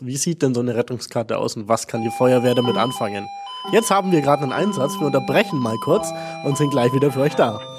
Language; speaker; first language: German; native; German